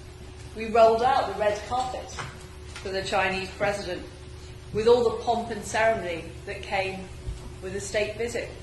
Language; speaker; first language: English; native; English